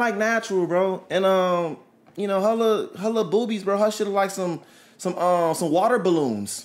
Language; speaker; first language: English; native; English